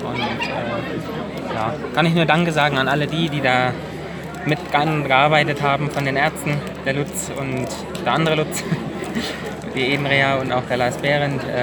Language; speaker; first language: German; native; German